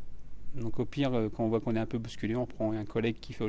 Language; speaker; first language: French; native; French